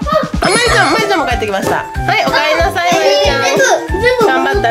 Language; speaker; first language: Japanese; native; Japanese